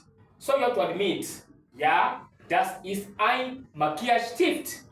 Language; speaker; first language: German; non-native, learner; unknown